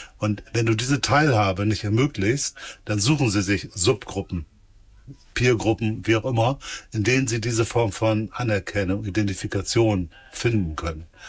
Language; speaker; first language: German; native; German